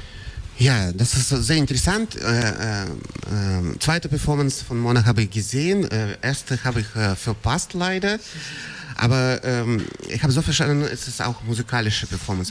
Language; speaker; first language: German; non-native, fluent; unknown